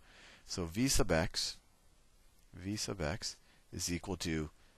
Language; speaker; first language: English; native; English